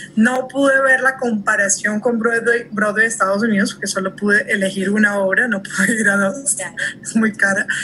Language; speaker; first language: Spanish; early bilingual, heritage; Spanish